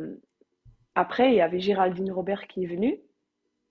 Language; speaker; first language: French; non-native, learner; Dutch